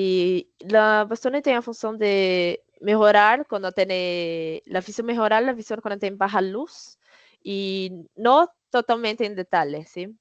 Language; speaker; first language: Spanish; non-native, learner; Portuguese